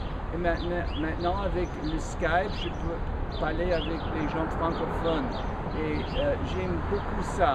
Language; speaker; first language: French; non-native, fluent; English